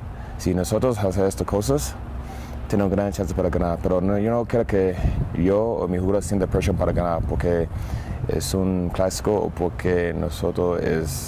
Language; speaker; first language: Spanish; non-native, learner; English